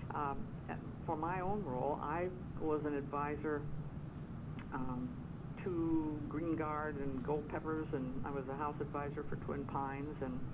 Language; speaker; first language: English; native; English